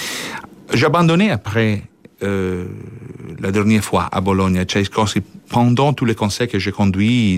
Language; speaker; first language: French; non-native, fluent; Italian